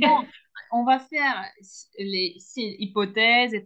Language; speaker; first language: French; non-native, fluent; Turkish